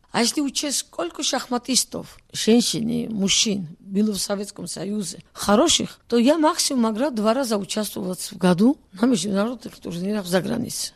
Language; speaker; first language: Russian; non-native, local second language; Georgian